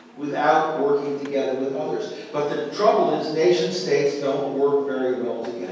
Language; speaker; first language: English; native; English